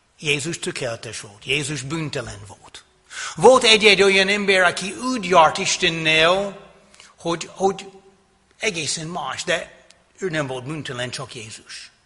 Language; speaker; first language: Hungarian; non-native, fluent; English